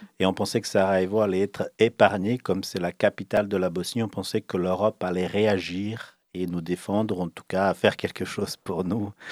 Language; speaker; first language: French; early bilingual, other home language; Bosnian